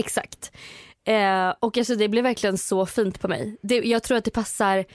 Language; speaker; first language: Swedish; native; Swedish